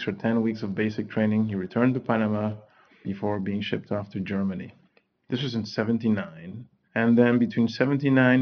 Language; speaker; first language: English; non-native, fluent; Spanish